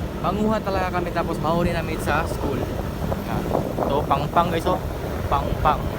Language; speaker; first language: Filipino; non-native, local second language; Cebuano